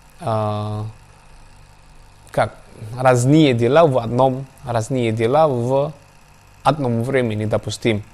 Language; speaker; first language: Russian; non-native, learner; Javanese